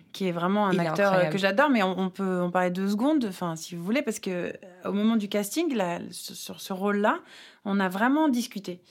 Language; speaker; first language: French; native; French